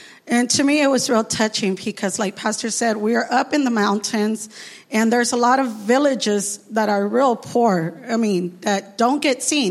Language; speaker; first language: English; early bilingual, other home language; Spanish